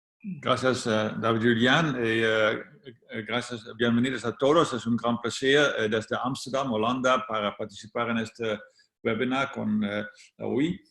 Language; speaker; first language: Spanish; non-native, fluent; Dutch